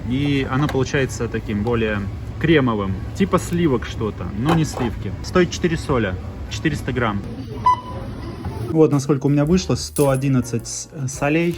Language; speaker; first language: Russian; native; Russian